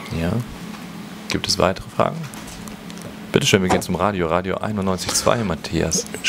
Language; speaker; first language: German; native; German